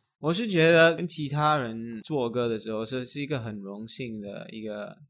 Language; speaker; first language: Chinese; non-native, local second language; English